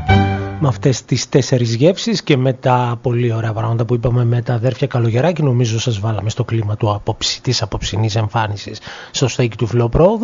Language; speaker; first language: Greek; native; Greek